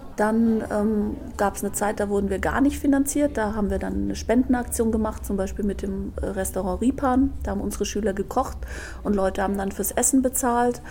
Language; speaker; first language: German; native; German